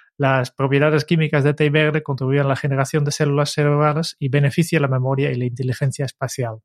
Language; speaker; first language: Spanish; non-native, fluent; Dutch